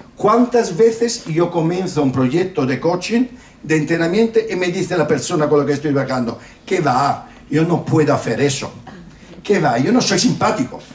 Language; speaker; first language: Spanish; non-native, fluent; Italian